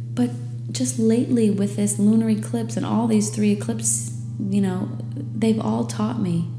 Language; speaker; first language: English; native; English